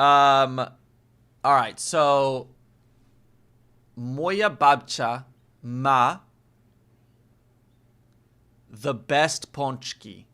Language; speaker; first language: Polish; non-native, learner; English